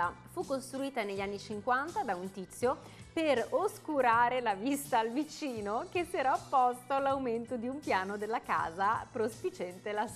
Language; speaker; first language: Italian; native; Italian